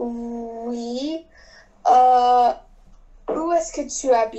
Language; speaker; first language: French; non-native, learner; English